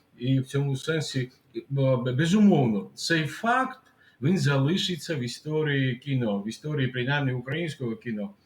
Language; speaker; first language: Ukrainian; non-native, fluent; Georgian